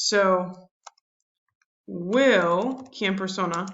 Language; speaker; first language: Spanish; non-native, learner; English